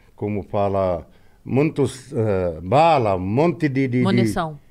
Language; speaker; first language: Portuguese; non-native, fluent; Arabic